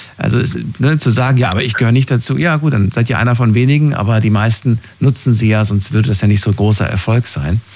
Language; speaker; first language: German; native; German